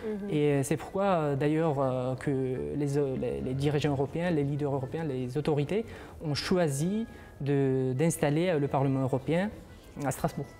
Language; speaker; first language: French; non-native, fluent; Uzbek